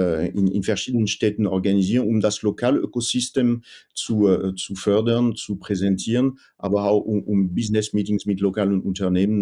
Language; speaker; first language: German; non-native, fluent; French